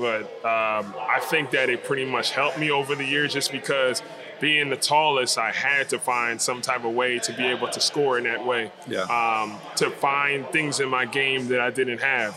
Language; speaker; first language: English; native; English